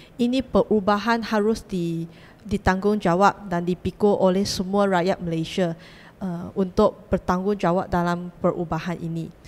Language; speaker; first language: Malay; non-native, local second language; Chinese